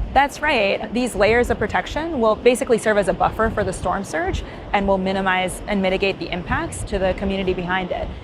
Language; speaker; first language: English; native; English